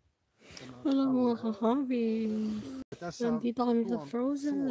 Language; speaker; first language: Finnish; non-native, learner; Filipino